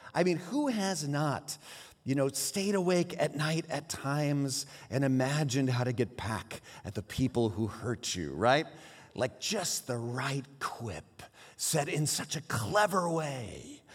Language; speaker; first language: English; early bilingual, other home language; Swiss German